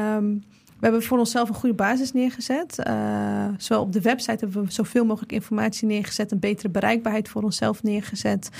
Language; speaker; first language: Dutch; early bilingual, other home language; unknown